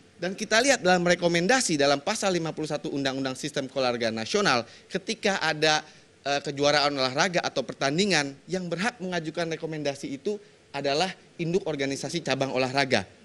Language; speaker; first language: Indonesian; native; Indonesian